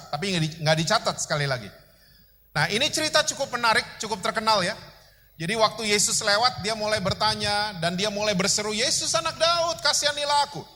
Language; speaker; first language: Indonesian; native; Indonesian